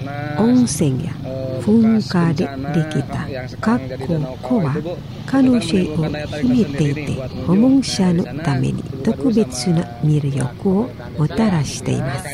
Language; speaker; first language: Japanese; non-native, fluent; Indonesian